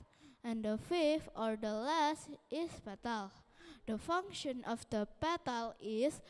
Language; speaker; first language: English; non-native, learner; Indonesian